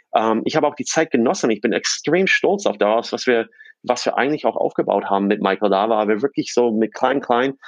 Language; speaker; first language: German; non-native, fluent; English